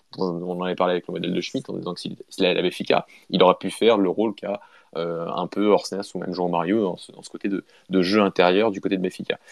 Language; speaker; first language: French; native; French